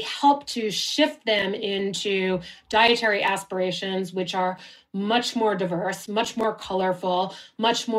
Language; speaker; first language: English; native; English